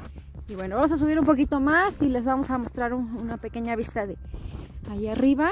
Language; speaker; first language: Spanish; native; Spanish